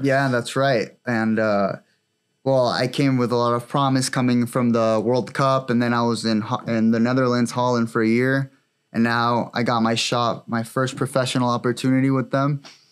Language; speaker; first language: English; early bilingual, other home language; Spanish